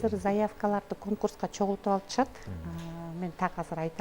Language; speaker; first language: Kyrgyz; native; Kyrgyz